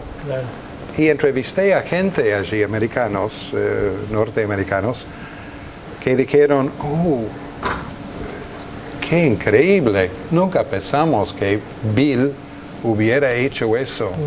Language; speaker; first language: Spanish; non-native, fluent; English